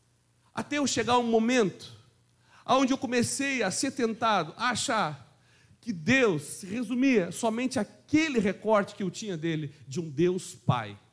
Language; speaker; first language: Portuguese; native; Portuguese